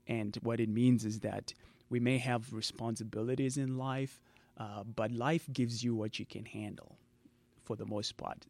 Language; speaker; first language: English; non-native, local second language; Shona